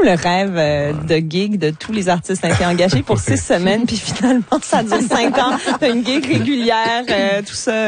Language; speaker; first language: French; native; French